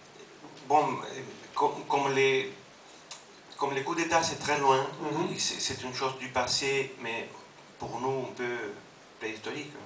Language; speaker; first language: French; non-native, fluent; Spanish